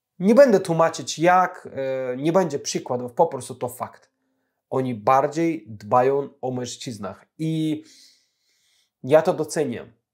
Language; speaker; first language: Polish; non-native, fluent; Azerbaijani